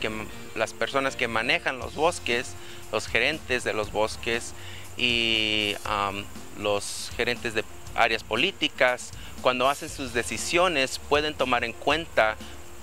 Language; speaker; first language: Spanish; early bilingual, heritage; Spanish